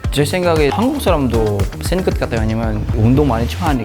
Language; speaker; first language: Korean; non-native, learner; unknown